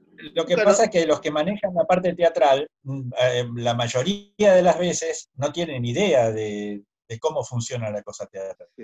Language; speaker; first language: Spanish; native; Spanish